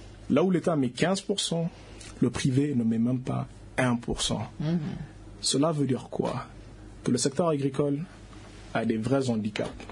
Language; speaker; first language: French; non-native, local second language; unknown